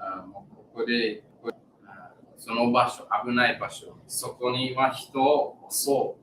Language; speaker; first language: Japanese; non-native, learner; English